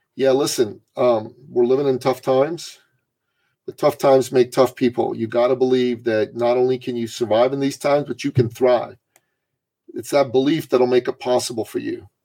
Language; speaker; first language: English; early bilingual, other home language; Persian